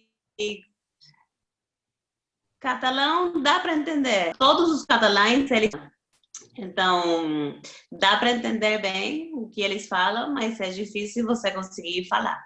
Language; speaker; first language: Portuguese; non-native, fluent; Spanish